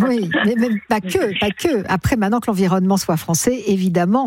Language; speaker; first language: French; native; French